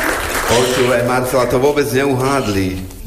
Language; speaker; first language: Slovak; native; Slovak